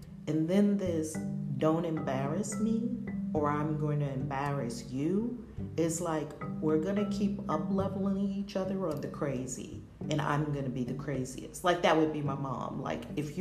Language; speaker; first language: English; native; English